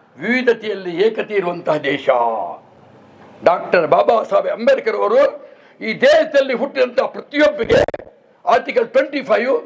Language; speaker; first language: Kannada; non-native, local second language; Urdu